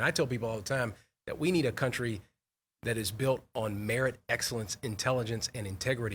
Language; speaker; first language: English; native; English